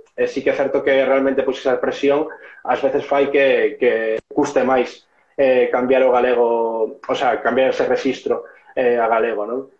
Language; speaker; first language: Galician; non-native, local second language; Spanish